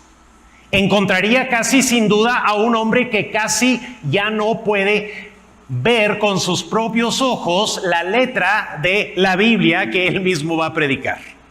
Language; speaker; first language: Spanish; non-native, fluent; English